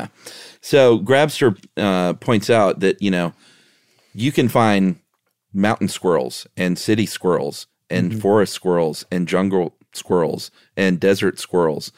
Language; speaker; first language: English; native; English